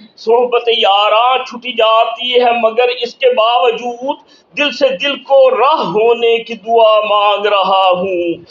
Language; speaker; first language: Urdu; native; Urdu